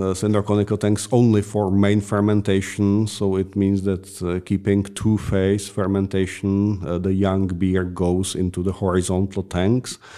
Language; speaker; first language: English; non-native, fluent; Czech